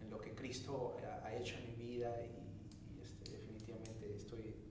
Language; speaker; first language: Spanish; native; Spanish